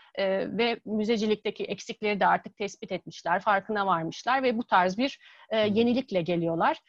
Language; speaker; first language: Turkish; native; Turkish